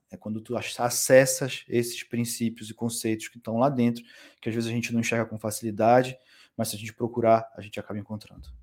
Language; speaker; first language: Portuguese; native; Portuguese